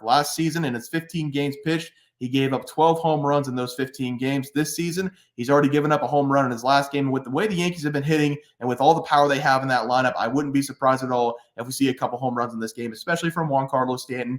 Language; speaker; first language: English; native; English